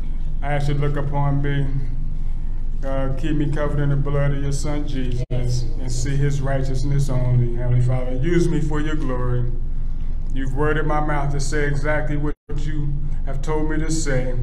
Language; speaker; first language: English; native; English